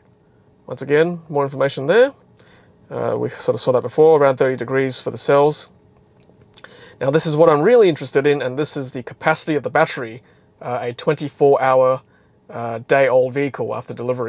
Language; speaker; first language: English; native; English